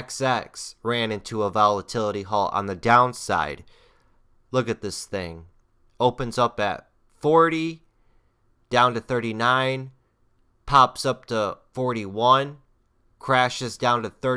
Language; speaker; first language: English; native; English